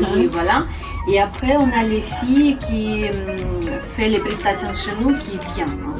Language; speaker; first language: French; non-native, learner; Russian